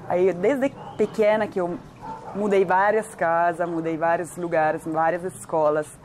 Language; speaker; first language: Portuguese; non-native, fluent; Italian